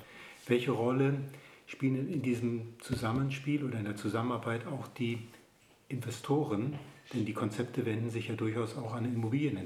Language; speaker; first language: German; native; German